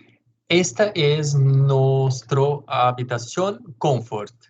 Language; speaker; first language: Spanish; non-native, learner; Portuguese